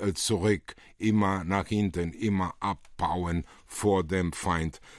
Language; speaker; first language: German; early bilingual, other home language; Italian